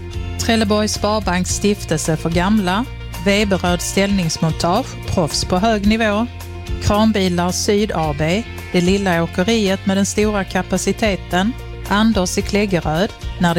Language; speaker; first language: Swedish; native; Swedish